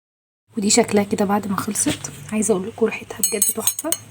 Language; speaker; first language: Arabic; native; Arabic